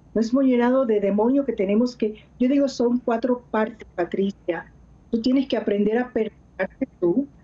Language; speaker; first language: Spanish; early bilingual, heritage; Spanish